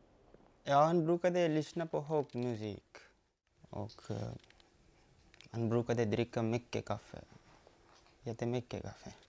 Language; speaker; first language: Swedish; non-native, learner; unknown